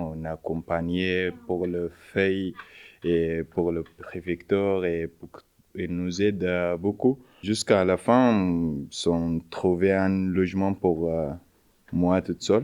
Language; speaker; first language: French; non-native, learner; Arabic